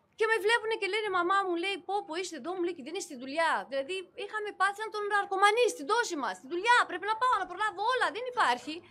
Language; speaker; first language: Greek; non-native, fluent; Romanian